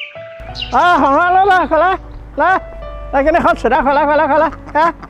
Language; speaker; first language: Chinese; native; Chinese